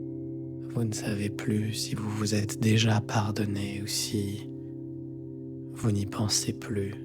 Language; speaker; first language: French; native; French